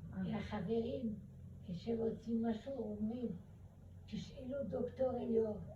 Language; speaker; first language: Hebrew; non-native, learner; Arabic